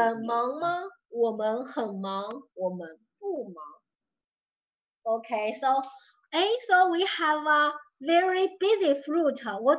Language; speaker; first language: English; non-native, fluent; Chinese